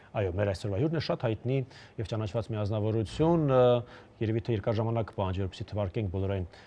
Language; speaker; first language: Armenian; native; Armenian